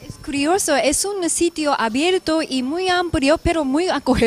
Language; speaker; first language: Spanish; non-native, fluent; Japanese